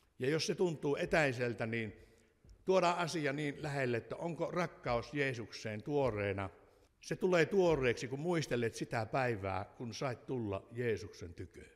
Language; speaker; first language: Finnish; native; Finnish